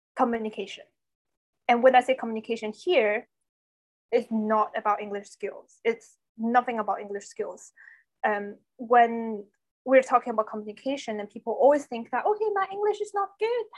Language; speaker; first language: English; non-native, fluent; Chinese